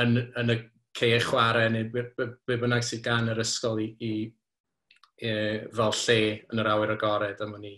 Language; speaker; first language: Welsh; native; Welsh